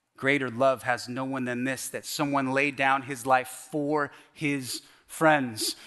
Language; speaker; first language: English; native; English